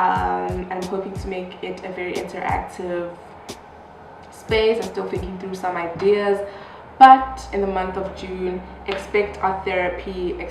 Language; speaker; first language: English; non-native, local second language; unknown